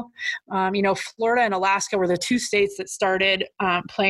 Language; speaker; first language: English; native; English